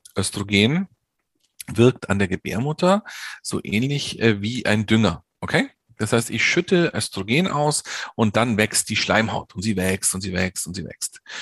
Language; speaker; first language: German; early bilingual, other home language; Italian